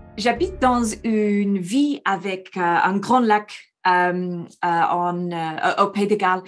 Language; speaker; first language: French; non-native, fluent; English